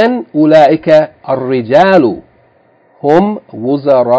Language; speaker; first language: Arabic; non-native, fluent; English